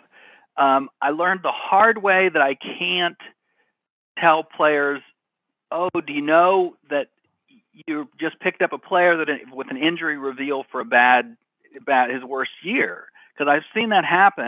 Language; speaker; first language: English; native; English